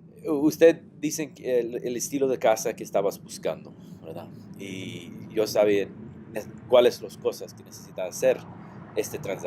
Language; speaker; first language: Spanish; non-native, learner; English